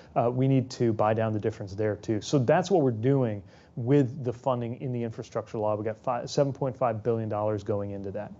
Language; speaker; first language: English; native; English